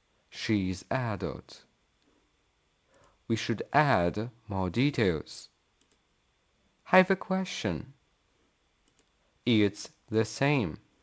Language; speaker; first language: English; non-native, fluent; Polish